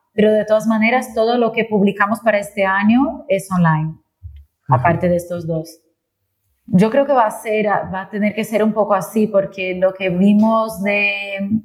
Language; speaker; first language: Spanish; non-native, fluent; Portuguese